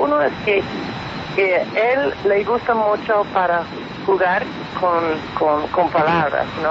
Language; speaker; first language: Spanish; non-native, fluent; English